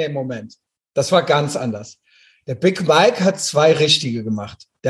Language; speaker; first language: German; native; German